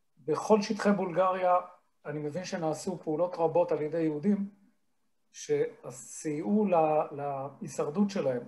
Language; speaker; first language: Hebrew; native; Hebrew